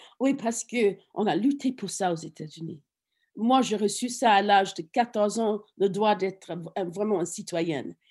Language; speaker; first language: French; non-native, fluent; English